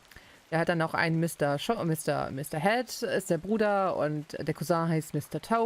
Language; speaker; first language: German; native; German